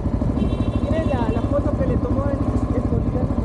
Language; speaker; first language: Spanish; native; Spanish